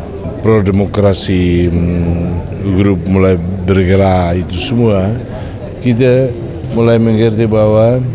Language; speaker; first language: Indonesian; non-native, fluent; Tetum